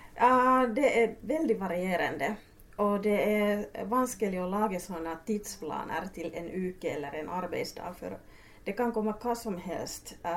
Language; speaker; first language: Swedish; non-native, local second language; Finnish